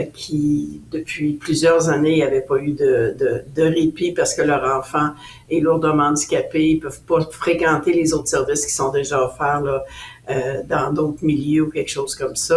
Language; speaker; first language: French; native; French